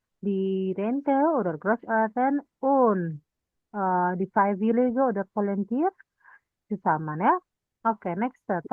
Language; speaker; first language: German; non-native, fluent; Indonesian